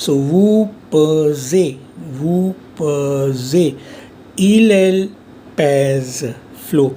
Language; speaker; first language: French; non-native, fluent; Hindi